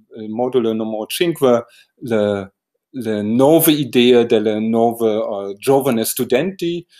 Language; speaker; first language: Italian; non-native, learner; German